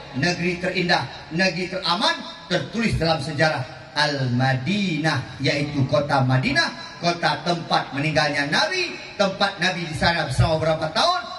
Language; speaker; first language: Malay; non-native, local second language; Achinese